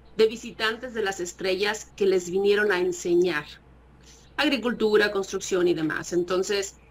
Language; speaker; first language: Spanish; native; Spanish